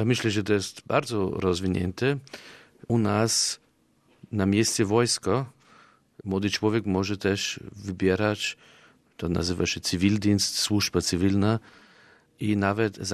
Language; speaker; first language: Polish; non-native, fluent; German